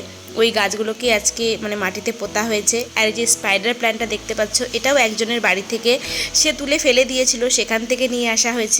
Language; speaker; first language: Bangla; native; Bangla